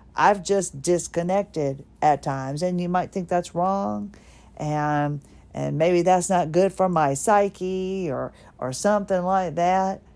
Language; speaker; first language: English; early bilingual, other home language; Swedish